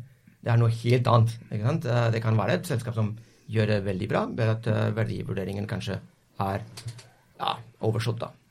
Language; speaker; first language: Norwegian; non-native, fluent; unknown